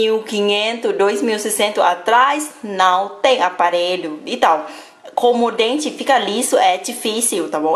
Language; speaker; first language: Portuguese; non-native, fluent; Thai